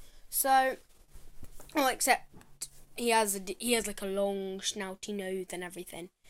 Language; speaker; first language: English; native; English